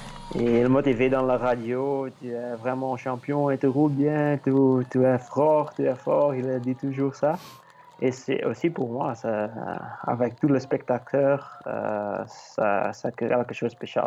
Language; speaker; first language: French; non-native, learner; Dutch